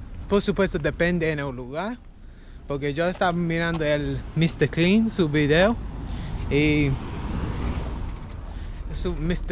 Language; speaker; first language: Spanish; non-native, learner; English